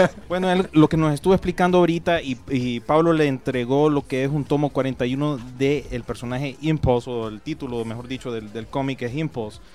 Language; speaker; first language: Spanish; native; Spanish